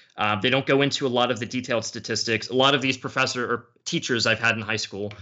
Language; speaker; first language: English; native; English